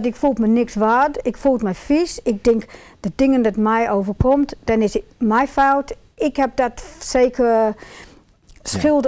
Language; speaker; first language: Dutch; non-native, fluent; English